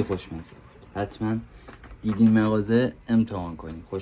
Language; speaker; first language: Persian; native; Persian